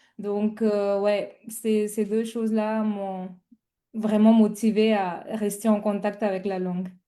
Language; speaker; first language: French; non-native, fluent; Marathi